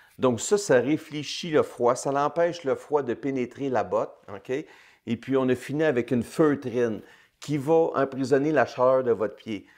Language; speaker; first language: French; native; French